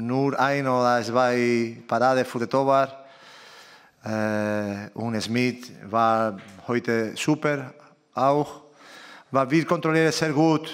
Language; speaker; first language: German; non-native, learner; Spanish